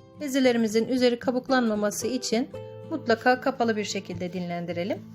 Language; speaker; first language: Turkish; native; Turkish